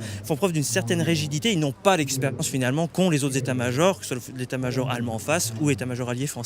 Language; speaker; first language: French; native; French